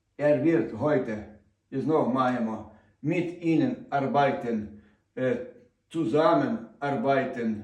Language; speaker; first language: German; non-native, learner; Ukrainian